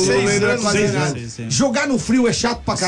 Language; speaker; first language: Portuguese; native; Portuguese